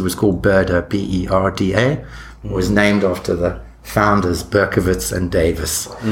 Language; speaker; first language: English; native; English